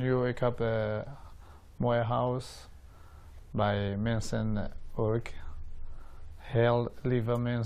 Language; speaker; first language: Dutch; non-native, learner; Persian